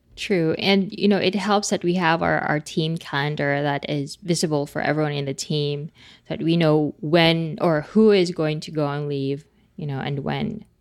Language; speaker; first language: English; non-native, local second language; Filipino